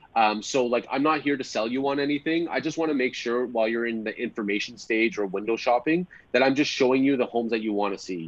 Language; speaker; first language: English; native; English